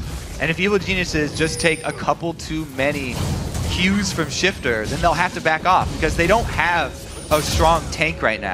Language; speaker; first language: English; native; English